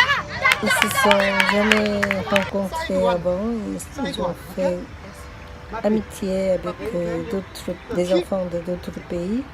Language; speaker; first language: French; non-native, fluent; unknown